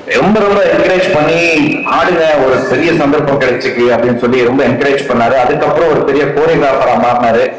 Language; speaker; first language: Tamil; native; Tamil